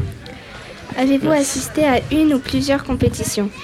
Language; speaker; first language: French; native; French